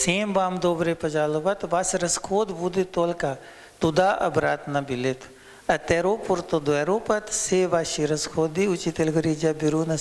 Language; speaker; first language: Russian; non-native, learner; Hindi